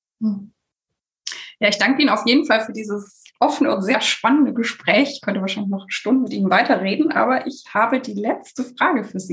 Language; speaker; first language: German; native; German